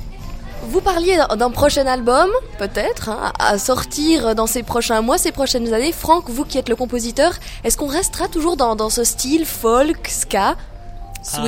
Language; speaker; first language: French; native; French